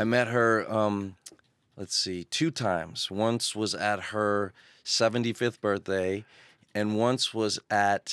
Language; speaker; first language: English; native; English